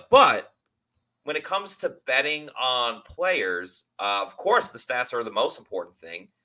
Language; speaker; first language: English; native; English